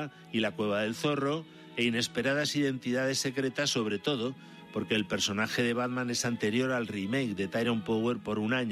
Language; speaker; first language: Spanish; native; Spanish